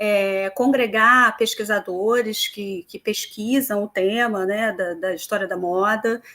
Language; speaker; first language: Portuguese; native; Portuguese